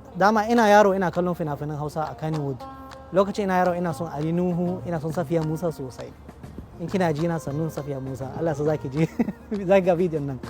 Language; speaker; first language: Hausa; non-native, local second language; Arabic